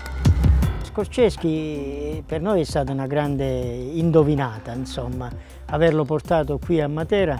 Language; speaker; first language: Italian; native; Italian